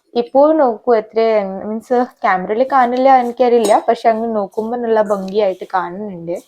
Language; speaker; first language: Malayalam; non-native, local second language; Hindi